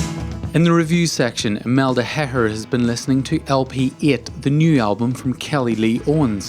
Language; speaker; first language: English; native; English